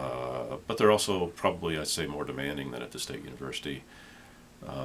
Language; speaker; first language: English; native; English